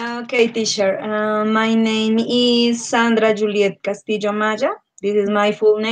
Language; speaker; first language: English; non-native, learner; Spanish